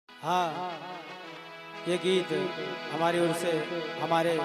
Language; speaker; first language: Hindi; native; Hindi